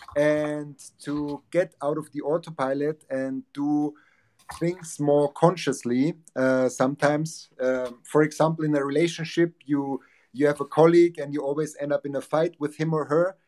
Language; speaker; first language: English; non-native, fluent; German